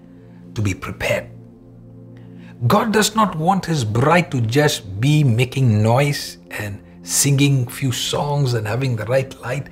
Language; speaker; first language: English; non-native, local second language; Malayalam